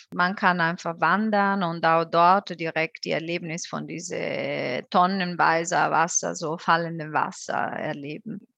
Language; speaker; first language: German; non-native, fluent; Italian